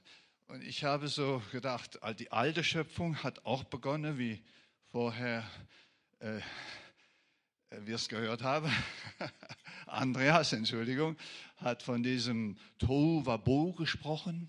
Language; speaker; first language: German; non-native, fluent; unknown